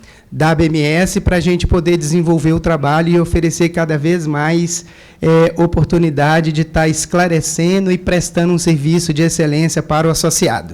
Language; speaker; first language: Portuguese; native; Portuguese